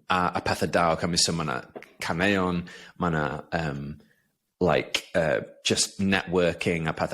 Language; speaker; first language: Welsh; non-native, local second language; English